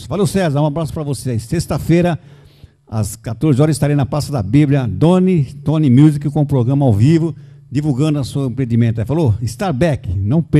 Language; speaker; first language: Portuguese; native; Portuguese